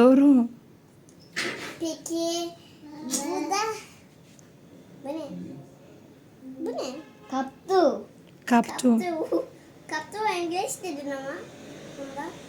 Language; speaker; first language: Turkish; early bilingual, heritage; Turkish